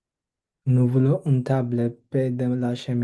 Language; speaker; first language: French; non-native, learner; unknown